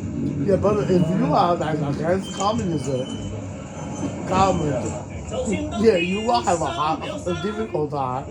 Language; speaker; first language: English; non-native, learner; Chinese